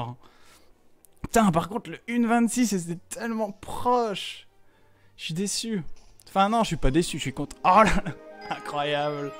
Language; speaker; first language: French; native; French